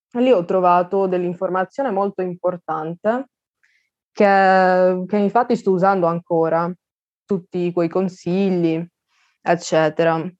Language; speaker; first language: Italian; non-native, fluent; Russian